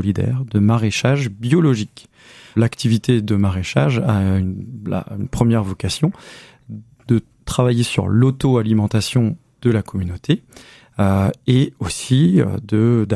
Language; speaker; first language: French; native; French